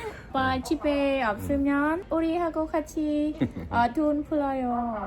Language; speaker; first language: Korean; non-native, learner; Khmer